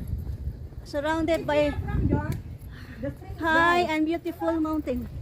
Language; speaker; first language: English; non-native, learner; Filipino